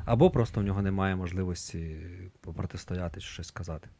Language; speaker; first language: Ukrainian; native; Ukrainian